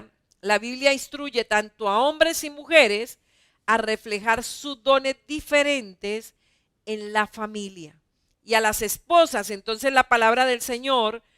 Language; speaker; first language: Spanish; native; Spanish